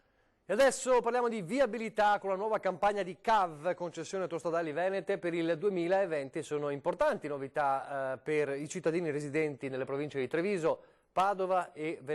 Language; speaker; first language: Italian; native; Italian